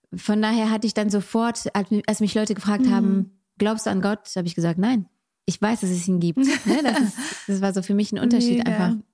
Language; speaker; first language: German; non-native, fluent; French